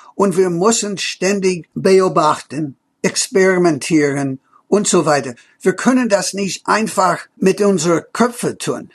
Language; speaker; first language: German; non-native, fluent; English